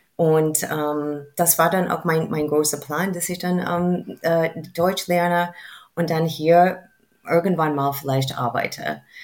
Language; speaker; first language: German; non-native, fluent; English